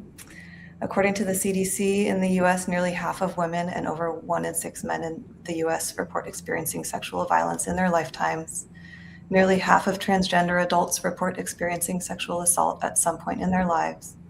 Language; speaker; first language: English; native; English